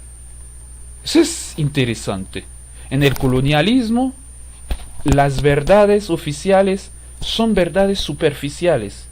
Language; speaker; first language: Spanish; non-native, fluent; Haitian Creole